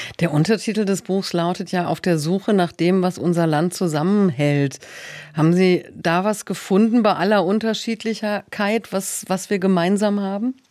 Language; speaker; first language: German; native; German